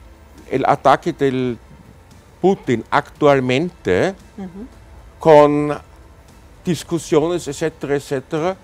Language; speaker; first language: Spanish; non-native, fluent; German